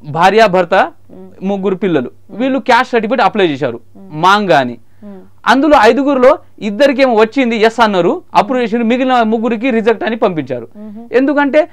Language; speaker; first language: Telugu; non-native, local second language; Marathi